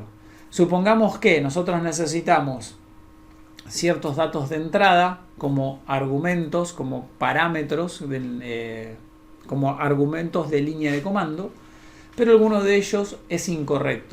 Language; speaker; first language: Spanish; native; Spanish